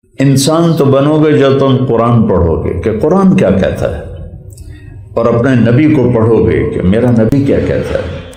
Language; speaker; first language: Urdu; non-native, local second language; Punjabi